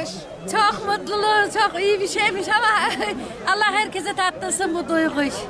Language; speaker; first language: Turkish; native; Turkish